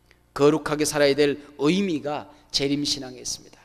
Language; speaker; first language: Korean; native; Korean